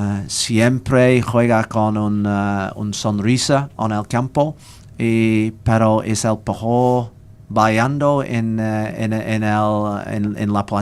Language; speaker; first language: Spanish; non-native, learner; English